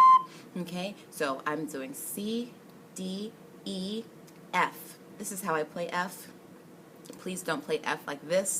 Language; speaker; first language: English; native; English